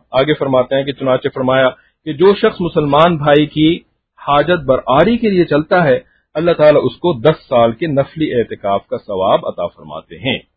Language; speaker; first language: Urdu; native; Urdu